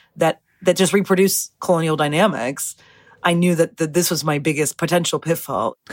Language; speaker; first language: English; early bilingual, other home language; Spanish